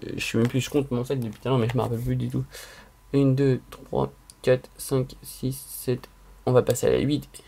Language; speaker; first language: French; native; French